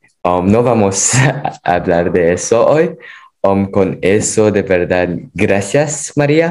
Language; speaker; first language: Spanish; non-native, fluent; English